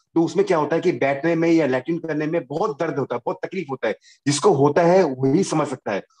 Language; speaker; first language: Hindi; non-native, local second language; Bangla